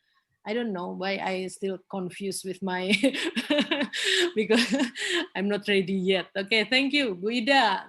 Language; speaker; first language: English; non-native, learner; Indonesian